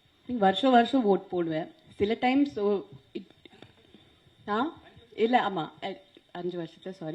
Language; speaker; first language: Tamil; non-native, local second language; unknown